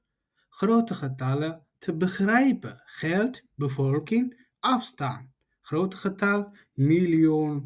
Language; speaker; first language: Dutch; non-native, learner; Tigrinya